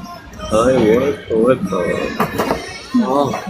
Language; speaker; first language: English; non-native, learner; Korean